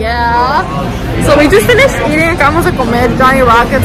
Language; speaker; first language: English; early bilingual, other home language; Spanish